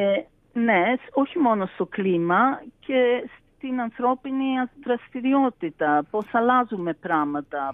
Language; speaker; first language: Greek; early bilingual, heritage; Greek